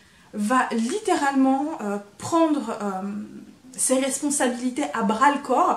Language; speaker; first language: French; native; French